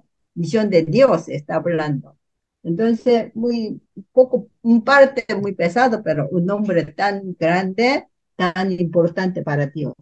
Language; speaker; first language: Spanish; non-native, learner; Korean